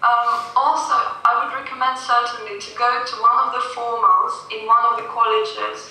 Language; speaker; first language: English; non-native, fluent; Russian